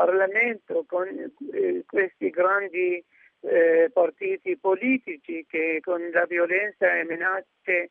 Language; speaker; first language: Italian; non-native, fluent; Arabic